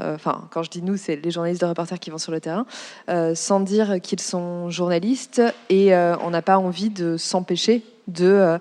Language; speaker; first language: French; native; French